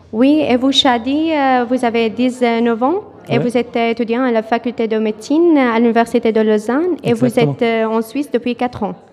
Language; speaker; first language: French; non-native, fluent; Arabic